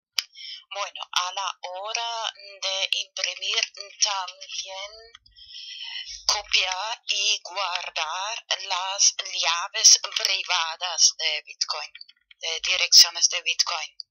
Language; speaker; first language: Spanish; non-native, learner; German